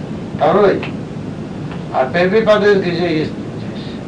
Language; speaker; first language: Russian; non-native, learner; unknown